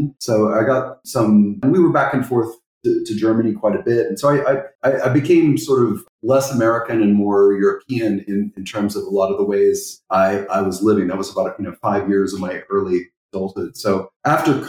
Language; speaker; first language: English; native; English